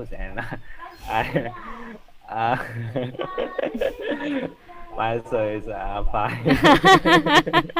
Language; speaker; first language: English; non-native, learner; Vietnamese